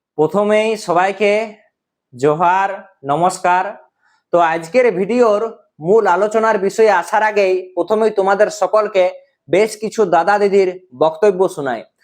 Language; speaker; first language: Bangla; native; Bangla